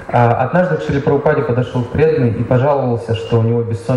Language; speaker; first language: Russian; native; Russian